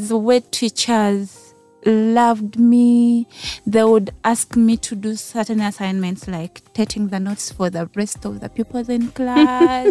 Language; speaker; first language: English; non-native, local second language; Ganda